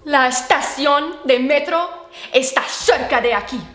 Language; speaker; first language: Spanish; non-native, learner; English